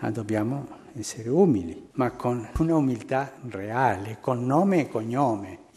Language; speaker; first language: Italian; non-native, fluent; Spanish